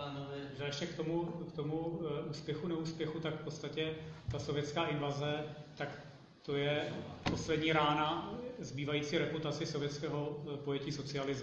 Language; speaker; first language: Czech; native; Czech